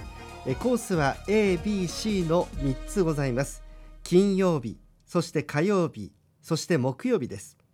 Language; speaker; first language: Japanese; native; Japanese